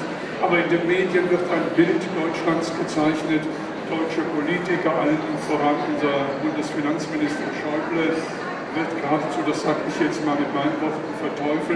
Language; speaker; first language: German; native; German